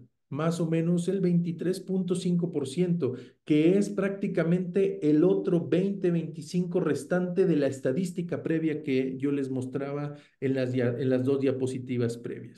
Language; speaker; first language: Spanish; native; Spanish